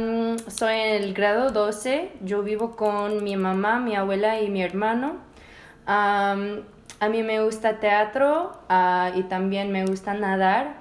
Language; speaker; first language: Spanish; early bilingual, heritage; Spanish